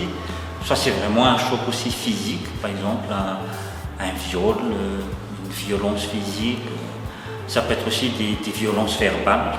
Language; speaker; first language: French; non-native, local second language; Malagasy